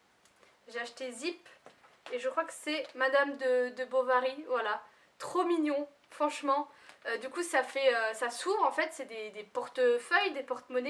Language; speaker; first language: French; native; French